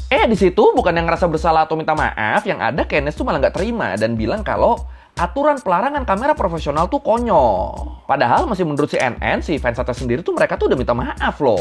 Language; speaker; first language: Indonesian; native; Indonesian